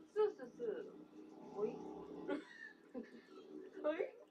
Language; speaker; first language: Chinese; non-native, learner; Korean